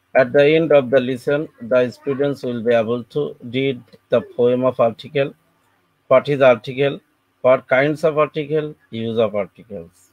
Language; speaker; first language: English; non-native, local second language; Bangla